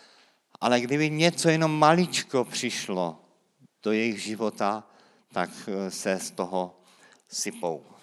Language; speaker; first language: Czech; native; Czech